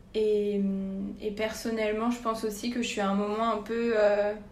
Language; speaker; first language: French; native; French